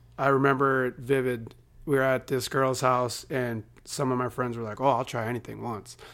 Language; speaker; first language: English; native; English